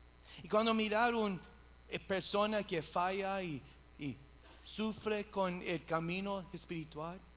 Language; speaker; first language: Spanish; early bilingual, heritage; English